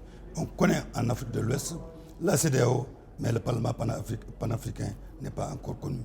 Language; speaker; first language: French; non-native, local second language; Wolof